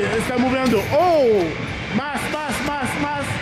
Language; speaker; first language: Spanish; non-native, learner; English